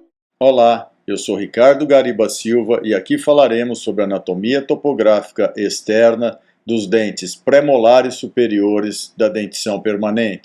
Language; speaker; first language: Portuguese; native; Portuguese